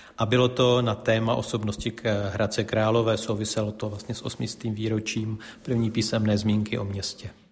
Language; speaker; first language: Czech; native; Czech